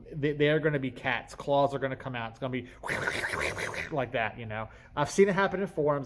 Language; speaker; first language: English; native; English